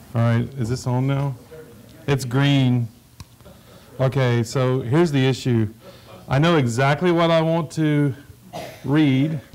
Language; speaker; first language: English; native; English